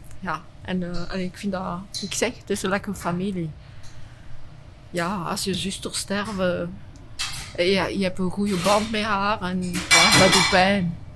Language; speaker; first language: Dutch; non-native, learner; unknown